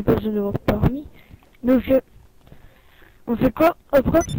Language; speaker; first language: French; native; French